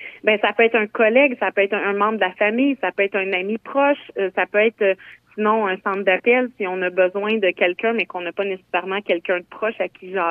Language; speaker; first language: French; native; French